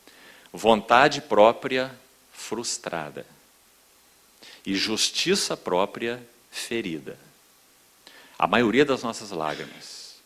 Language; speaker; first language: Portuguese; native; Portuguese